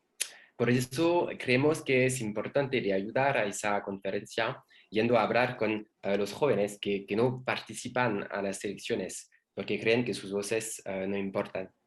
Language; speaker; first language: Spanish; non-native, learner; French